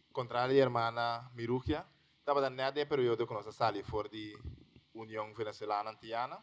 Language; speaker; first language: Portuguese; non-native, learner; Papiamento